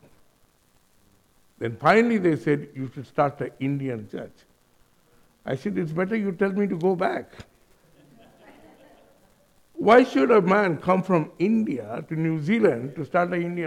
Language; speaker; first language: English; non-native, local second language; Tamil